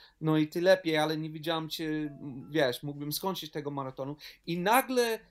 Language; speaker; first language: Polish; non-native, learner; English